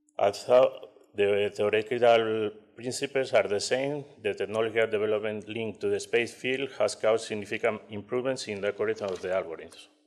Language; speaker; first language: English; non-native, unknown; Spanish